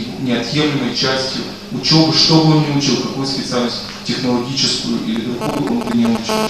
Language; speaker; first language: Russian; native; Russian